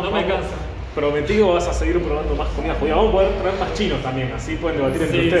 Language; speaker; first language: Spanish; native; Spanish